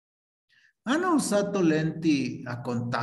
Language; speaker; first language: Italian; non-native, fluent; Spanish